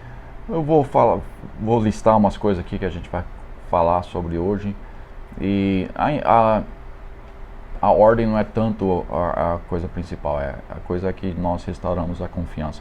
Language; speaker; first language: Portuguese; non-native, fluent; English